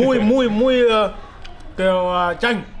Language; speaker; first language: Vietnamese; non-native, learner; Portuguese